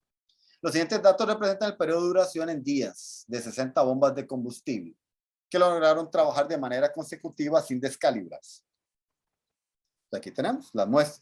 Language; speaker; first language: Spanish; native; Spanish